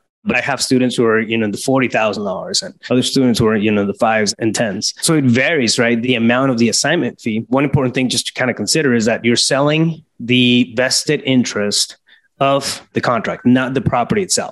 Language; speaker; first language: English; native; English